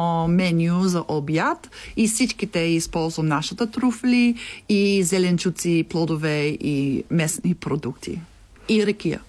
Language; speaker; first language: Bulgarian; non-native, learner; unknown